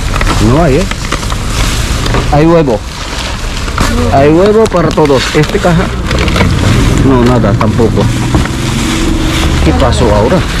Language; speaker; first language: Spanish; non-native, learner; Filipino